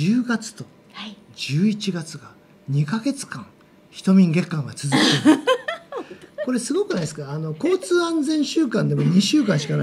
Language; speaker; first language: Japanese; native; Japanese